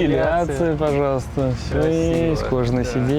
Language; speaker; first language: Russian; native; Russian